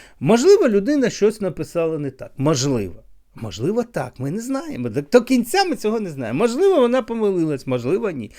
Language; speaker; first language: Ukrainian; native; Ukrainian